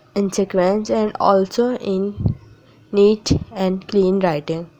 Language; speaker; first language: English; non-native, local second language; Urdu